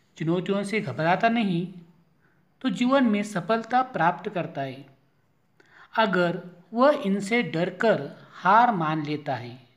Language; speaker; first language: Hindi; non-native, local second language; Marathi